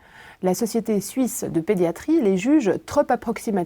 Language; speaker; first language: French; native; French